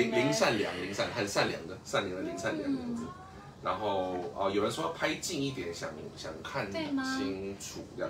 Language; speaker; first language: Chinese; native; Chinese